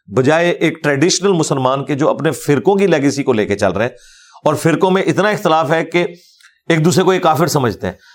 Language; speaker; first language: Urdu; non-native, local second language; Punjabi